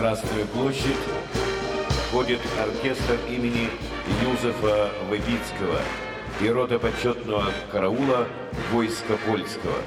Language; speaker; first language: Russian; native; Russian